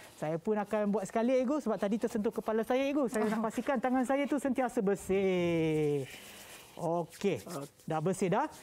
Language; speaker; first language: Malay; native; Malay